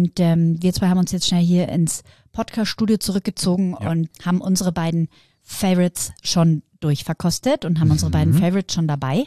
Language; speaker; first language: German; native; German